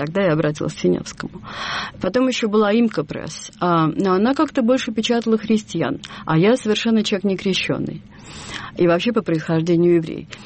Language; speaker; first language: Russian; native; Russian